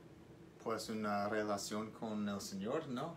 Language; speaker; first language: Spanish; non-native, learner; English